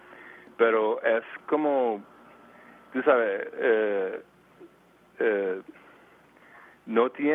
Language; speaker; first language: Spanish; early bilingual, heritage; Spanish